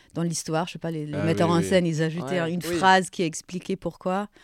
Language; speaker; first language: French; non-native, fluent; German